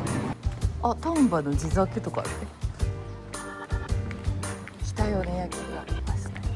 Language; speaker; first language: Japanese; native; Japanese